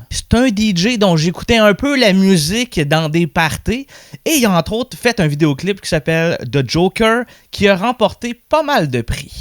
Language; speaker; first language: French; native; French